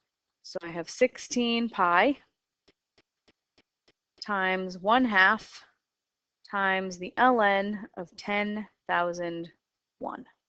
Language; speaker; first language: English; native; English